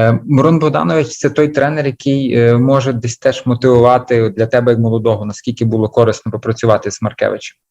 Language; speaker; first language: Ukrainian; native; Ukrainian